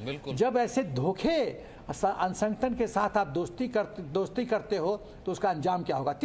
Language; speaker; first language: Hindi; native; Hindi